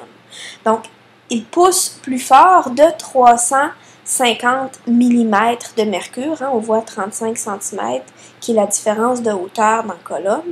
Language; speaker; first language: French; native; French